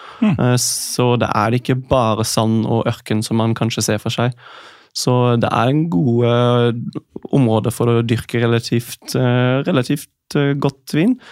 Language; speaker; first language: Norwegian; non-native, fluent; German